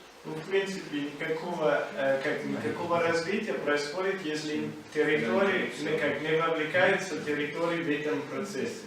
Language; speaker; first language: Russian; non-native, fluent; Italian